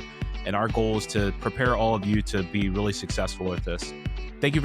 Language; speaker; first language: English; native; English